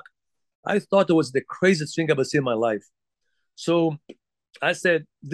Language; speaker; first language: English; non-native, fluent; Portuguese